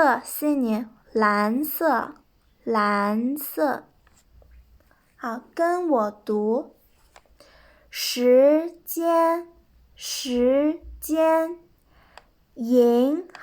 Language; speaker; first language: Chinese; non-native, fluent; Kyrgyz